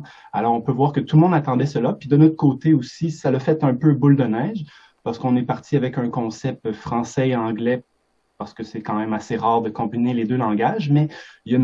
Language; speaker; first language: French; native; French